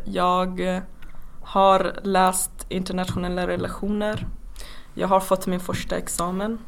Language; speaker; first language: Swedish; non-native, fluent; Persian